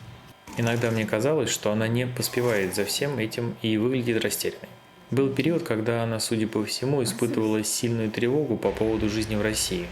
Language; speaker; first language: Russian; native; Russian